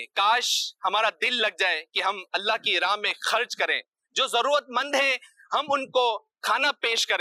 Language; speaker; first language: Urdu; native; Urdu